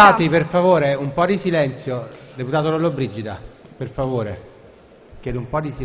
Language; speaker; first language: Italian; native; Italian